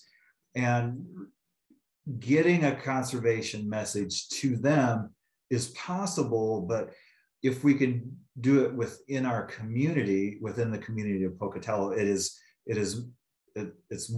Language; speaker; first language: English; native; English